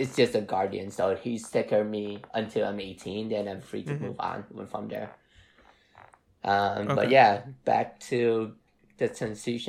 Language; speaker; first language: English; non-native, fluent; Vietnamese